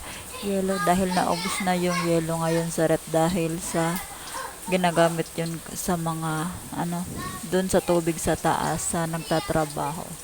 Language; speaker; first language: Filipino; non-native, local second language; Bikol